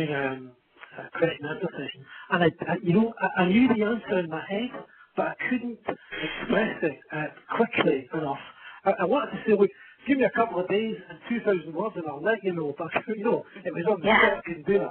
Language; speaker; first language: English; native; English